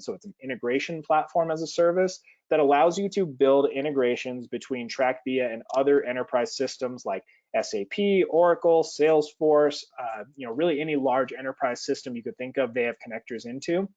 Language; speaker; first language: English; native; English